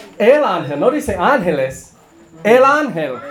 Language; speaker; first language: Spanish; non-native, learner; English